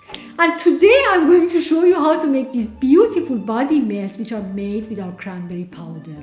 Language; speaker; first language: English; non-native, fluent; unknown